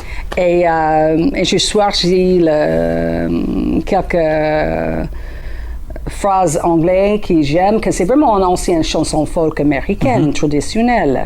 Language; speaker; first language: French; non-native, learner; English